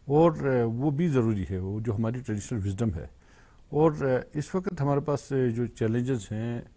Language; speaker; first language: Urdu; non-native, local second language; Kashmiri